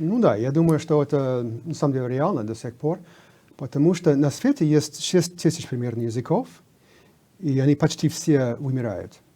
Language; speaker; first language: Russian; non-native, fluent; English